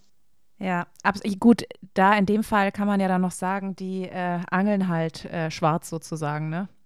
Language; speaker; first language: German; native; German